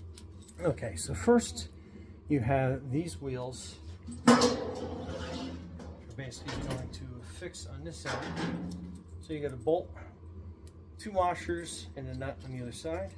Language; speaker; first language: English; native; English